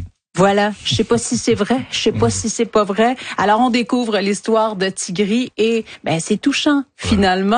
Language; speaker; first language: French; native; French